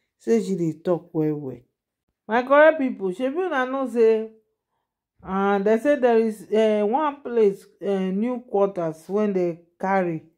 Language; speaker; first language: Nigerian Pidgin; non-native, local second language; Yoruba